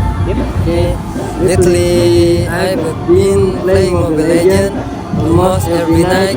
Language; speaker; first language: English; non-native, learner; Indonesian